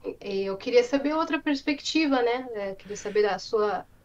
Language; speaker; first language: Portuguese; native; Portuguese